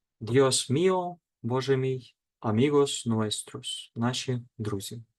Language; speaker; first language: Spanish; non-native, fluent; Ukrainian